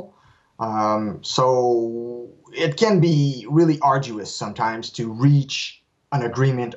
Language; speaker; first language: English; non-native, fluent; French